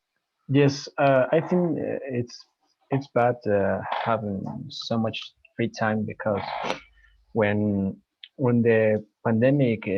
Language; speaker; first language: English; non-native, learner; Spanish